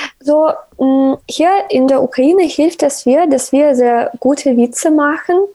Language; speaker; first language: German; non-native, learner; Ukrainian